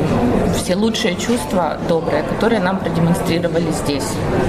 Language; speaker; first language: Russian; native; Russian